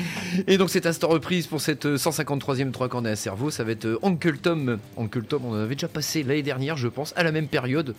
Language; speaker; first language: French; native; French